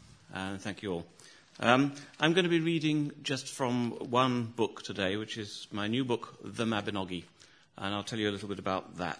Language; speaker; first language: English; native; English